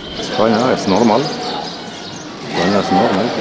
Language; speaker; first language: Spanish; non-native, learner; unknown